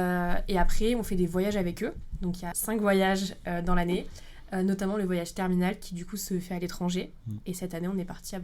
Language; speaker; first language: French; native; French